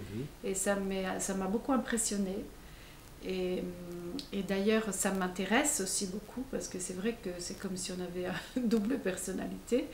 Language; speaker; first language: French; non-native, fluent; Italian